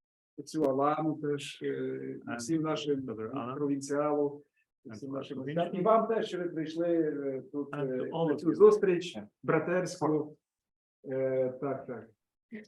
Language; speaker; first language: Ukrainian; native; Ukrainian